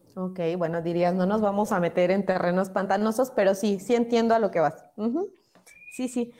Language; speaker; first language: Spanish; native; Spanish